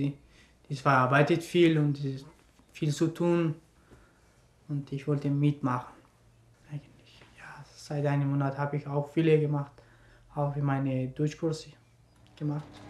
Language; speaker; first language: German; non-native, learner; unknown